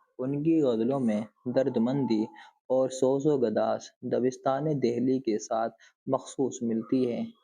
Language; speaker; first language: Urdu; native; Urdu